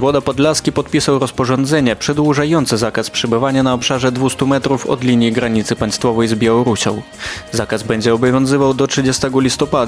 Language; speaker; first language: Polish; native; Polish